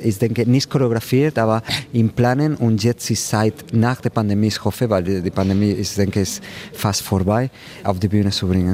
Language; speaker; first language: German; non-native, fluent; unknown